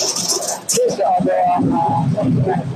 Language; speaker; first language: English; non-native, learner; Chinese